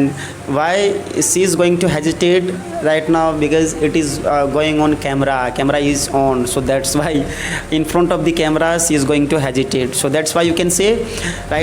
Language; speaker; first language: English; non-native, local second language; Hindi